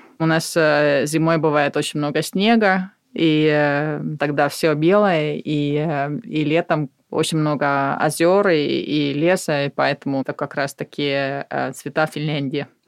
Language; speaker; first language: Russian; non-native, fluent; Finnish